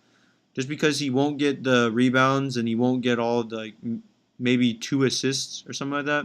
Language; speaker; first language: English; native; English